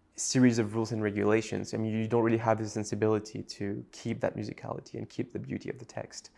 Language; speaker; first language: English; non-native, fluent; French